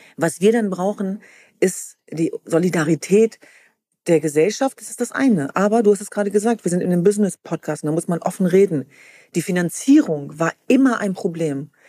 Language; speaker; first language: German; early bilingual, other home language; Kurdish